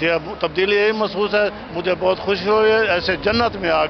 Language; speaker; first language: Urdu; non-native, local second language; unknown